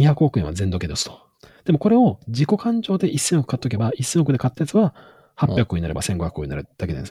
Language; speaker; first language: Japanese; native; Japanese